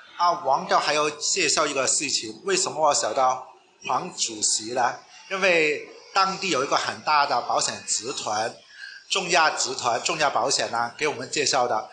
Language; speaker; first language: Chinese; non-native, local second language; Cantonese